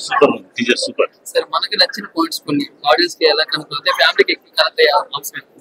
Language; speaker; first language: Telugu; native; Telugu